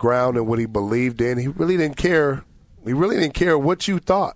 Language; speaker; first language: English; native; English